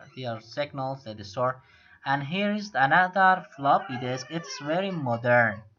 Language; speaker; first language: English; non-native, fluent; Persian